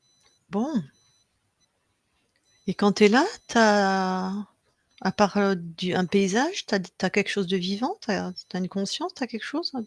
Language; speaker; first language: French; native; French